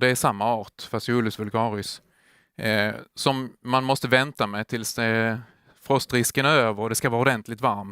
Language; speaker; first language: Swedish; native; Swedish